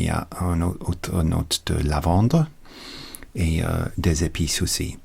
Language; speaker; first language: French; non-native, learner; English